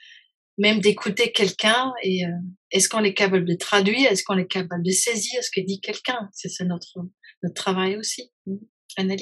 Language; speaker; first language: French; non-native, fluent; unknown